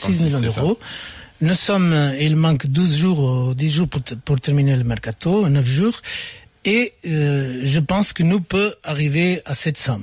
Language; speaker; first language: French; non-native, fluent; Portuguese